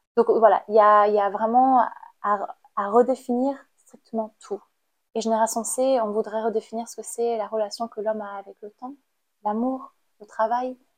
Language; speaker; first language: French; non-native, fluent; Khmer